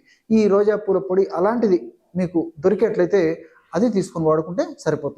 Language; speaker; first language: Telugu; native; Telugu